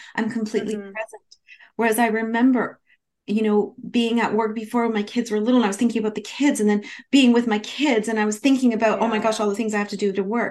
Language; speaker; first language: English; native; English